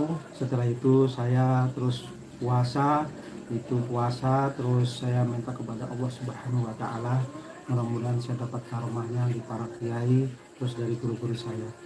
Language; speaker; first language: Indonesian; non-native, local second language; Sundanese